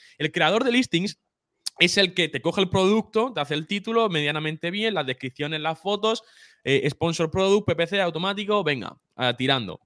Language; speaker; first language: Spanish; native; Spanish